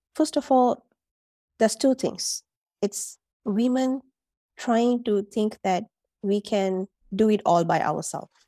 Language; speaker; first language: English; non-native, local second language; Tamil